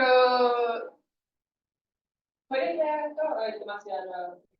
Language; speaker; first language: Spanish; non-native, fluent; English